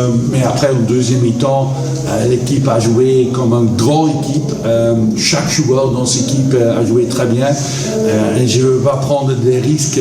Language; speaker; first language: French; non-native, fluent; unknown